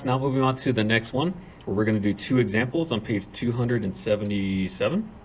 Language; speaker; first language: English; native; English